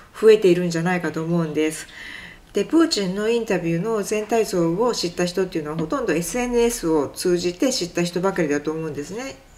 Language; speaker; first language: Japanese; native; Japanese